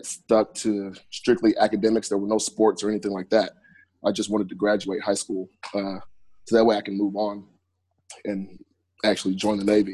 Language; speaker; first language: English; native; English